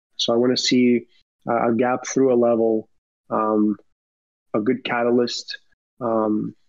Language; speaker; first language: English; early bilingual, other home language; Romanian